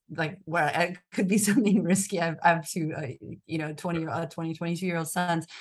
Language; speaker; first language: English; native; English